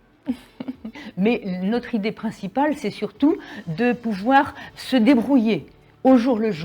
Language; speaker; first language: French; native; French